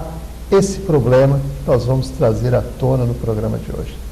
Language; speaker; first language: Portuguese; native; Portuguese